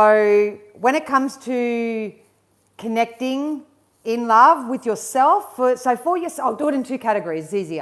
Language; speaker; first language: English; native; English